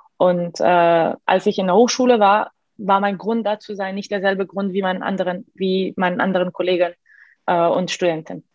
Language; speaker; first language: German; non-native, fluent; Arabic